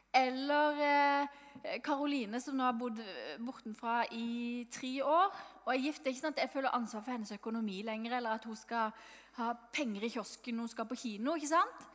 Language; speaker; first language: Norwegian; native; Norwegian